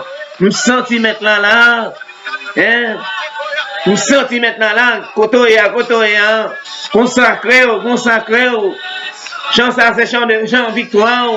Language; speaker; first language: French; non-native, local second language; Haitian Creole